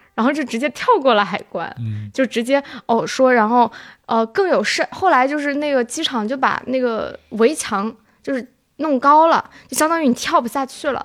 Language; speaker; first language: Chinese; native; Chinese